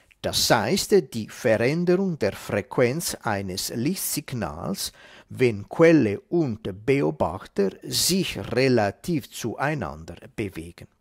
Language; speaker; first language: German; non-native, fluent; Italian